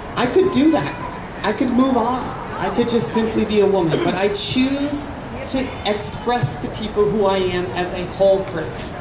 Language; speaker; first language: English; native; English